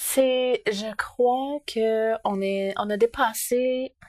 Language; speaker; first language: French; native; French